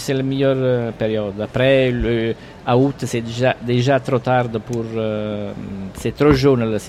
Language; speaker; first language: French; non-native, learner; Italian